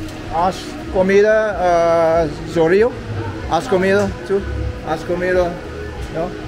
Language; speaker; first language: Spanish; non-native, learner; English